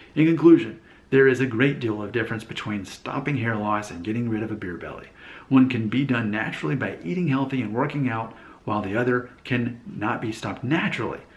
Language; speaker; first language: English; native; English